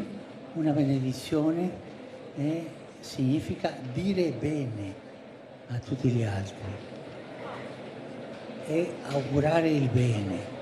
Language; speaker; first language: Italian; non-native, fluent; Spanish